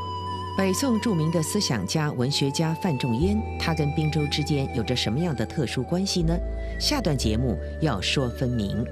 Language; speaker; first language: Chinese; native; Chinese